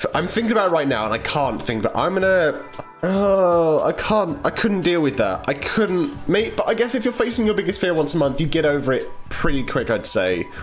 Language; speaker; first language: English; native; English